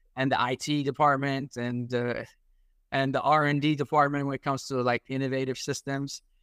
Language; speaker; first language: English; non-native, fluent; Arabic